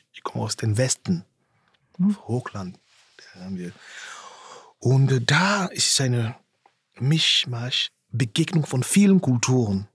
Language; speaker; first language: German; non-native, fluent; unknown